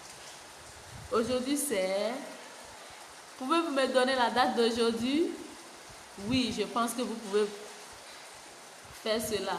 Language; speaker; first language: French; non-native, fluent; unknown